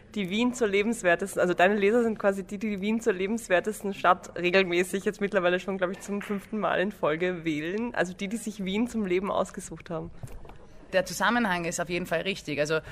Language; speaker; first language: German; early bilingual, other home language; English